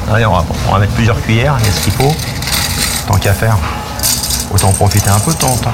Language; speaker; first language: French; native; French